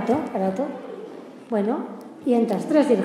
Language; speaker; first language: Spanish; native; Spanish